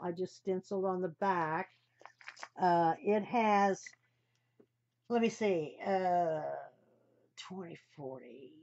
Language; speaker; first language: English; native; English